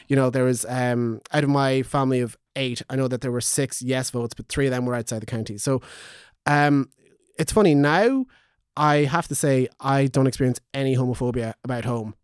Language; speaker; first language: English; native; English